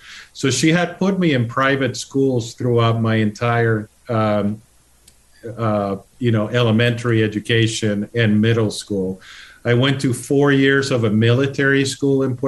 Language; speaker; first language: English; non-native, fluent; Spanish